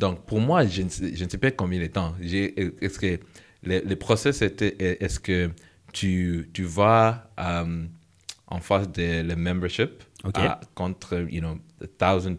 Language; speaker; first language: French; non-native, learner; English